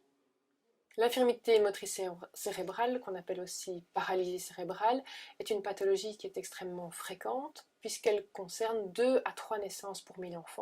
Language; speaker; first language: French; native; French